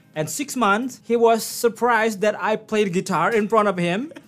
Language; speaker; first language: English; non-native, fluent; Indonesian